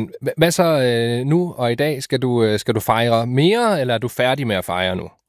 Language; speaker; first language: Danish; native; Danish